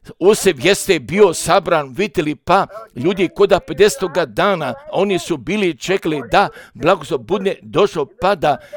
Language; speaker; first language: Croatian; early bilingual, heritage; Croatian